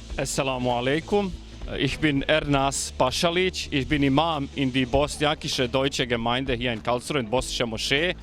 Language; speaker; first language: German; non-native, learner; Bosnian